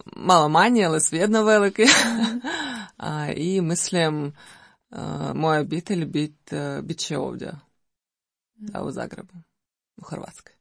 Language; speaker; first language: Croatian; non-native, learner; Russian